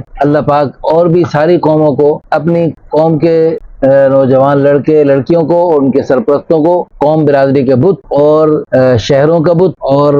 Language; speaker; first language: Urdu; native; Urdu